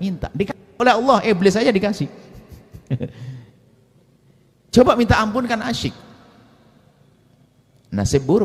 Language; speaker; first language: Indonesian; native; Indonesian